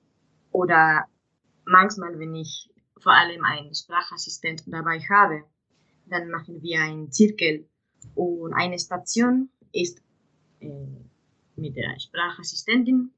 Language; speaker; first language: German; non-native, fluent; Spanish